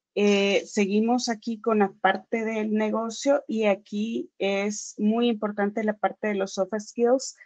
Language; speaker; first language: Spanish; native; Spanish